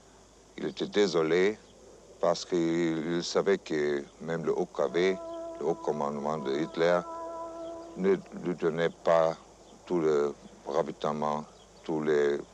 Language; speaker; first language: French; non-native, fluent; German